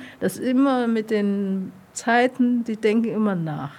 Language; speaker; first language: German; non-native, learner; Vietnamese